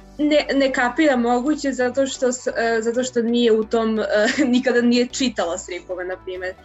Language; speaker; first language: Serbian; early bilingual, heritage; English